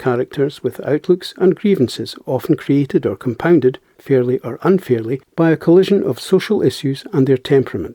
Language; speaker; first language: English; native; English